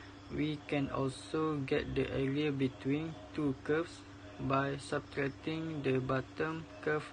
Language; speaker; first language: English; non-native, local second language; Malay